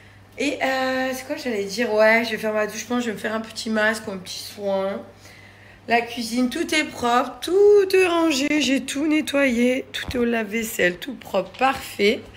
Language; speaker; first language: French; native; French